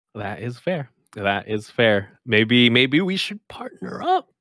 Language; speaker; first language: English; non-native, local second language; Filipino